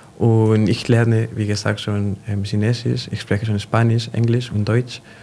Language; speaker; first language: German; non-native, fluent; Spanish